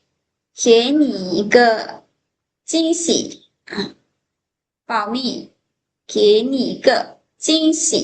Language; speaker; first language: Chinese; non-native, fluent; Lao